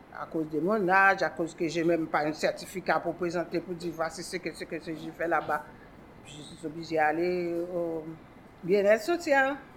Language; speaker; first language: French; non-native, local second language; Haitian Creole